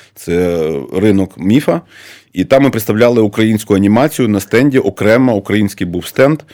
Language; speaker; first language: Ukrainian; native; Ukrainian